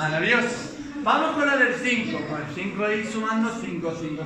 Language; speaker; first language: Spanish; native; Spanish